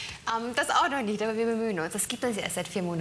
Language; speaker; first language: German; native; German